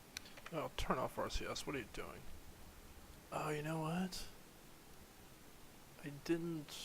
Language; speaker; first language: English; native; English